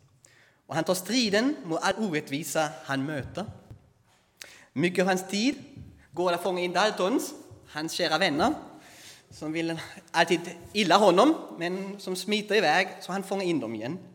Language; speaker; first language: Swedish; non-native, fluent; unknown